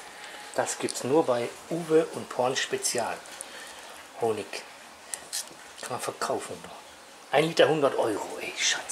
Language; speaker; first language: German; native; German